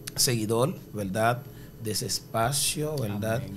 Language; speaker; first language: Spanish; early bilingual, other home language; Haitian Creole